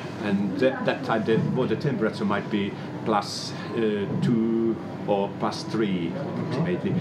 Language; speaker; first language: English; non-native, fluent; Finnish